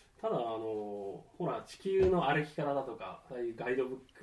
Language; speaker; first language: Japanese; native; Japanese